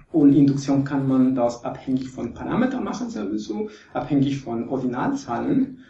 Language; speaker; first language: German; non-native, fluent; Spanish